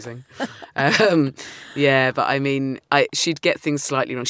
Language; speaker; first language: English; native; English